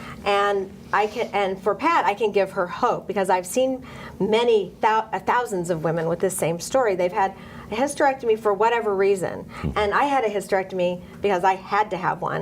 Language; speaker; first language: English; native; English